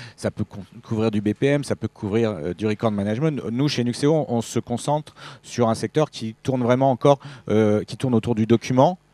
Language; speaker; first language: French; native; French